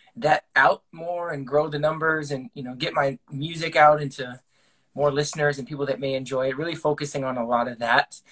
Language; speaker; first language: English; native; English